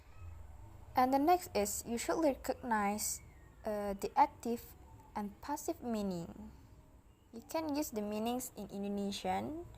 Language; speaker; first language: English; non-native, learner; Indonesian